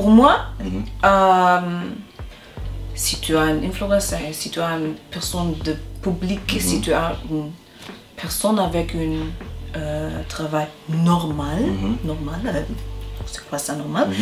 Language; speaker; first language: French; non-native, learner; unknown